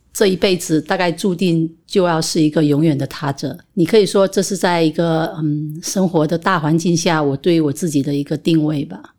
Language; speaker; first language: Chinese; native; Chinese